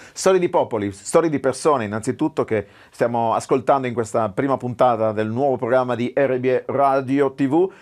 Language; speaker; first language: Italian; native; Italian